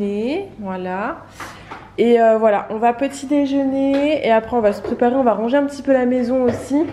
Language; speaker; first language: French; native; French